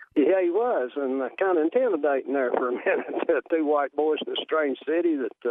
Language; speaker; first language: English; native; English